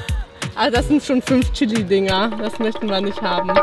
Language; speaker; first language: German; native; German